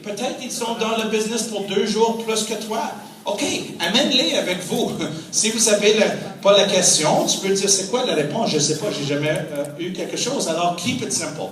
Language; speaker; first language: French; non-native, fluent; English